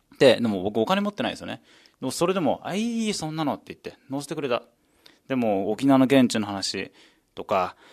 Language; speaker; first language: Japanese; native; Japanese